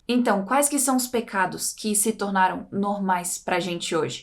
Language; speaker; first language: Portuguese; native; Portuguese